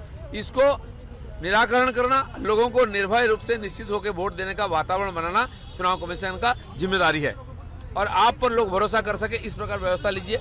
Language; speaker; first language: Hindi; non-native, local second language; Bangla